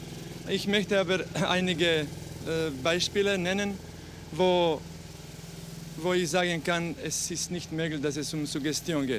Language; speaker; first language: German; non-native, fluent; Croatian